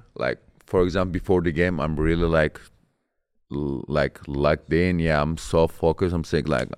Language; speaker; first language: English; non-native, learner; Turkish